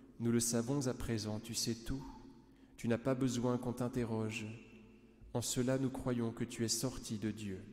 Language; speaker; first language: French; native; French